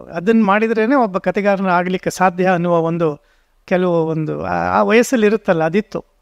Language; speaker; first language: Kannada; non-native, local second language; Konkani